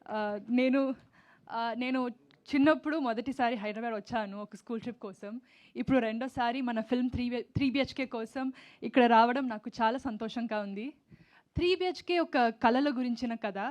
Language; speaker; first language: Telugu; non-native, local second language; Tamil